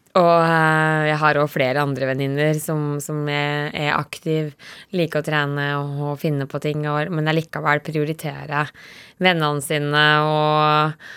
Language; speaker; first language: Norwegian; native; Norwegian